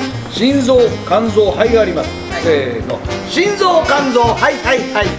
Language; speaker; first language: Japanese; native; Japanese